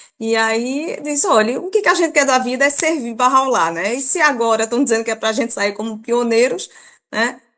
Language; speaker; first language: Portuguese; early bilingual, other home language; Persian